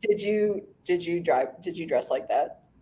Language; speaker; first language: English; native; English